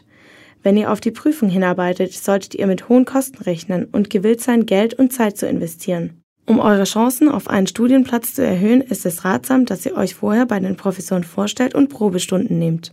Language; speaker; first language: German; native; German